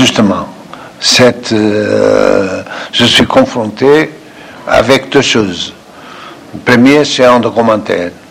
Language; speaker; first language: French; non-native, fluent; Portuguese